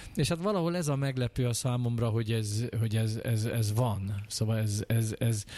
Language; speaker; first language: Hungarian; native; Hungarian